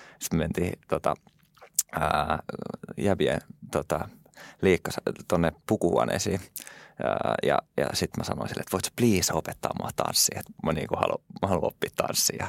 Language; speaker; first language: Finnish; early bilingual, other home language; French